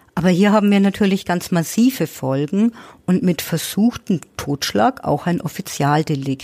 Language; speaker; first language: German; native; German